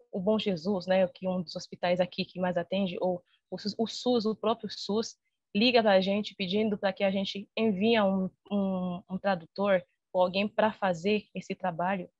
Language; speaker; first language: Portuguese; non-native, fluent; Haitian Creole